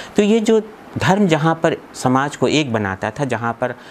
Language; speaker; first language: Hindi; native; Hindi